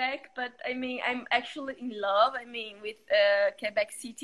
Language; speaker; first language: English; non-native, fluent; Portuguese